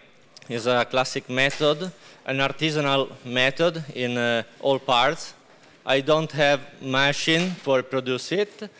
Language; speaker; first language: English; non-native, learner; Italian